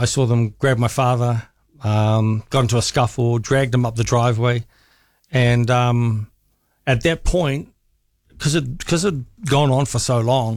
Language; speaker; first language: English; native; English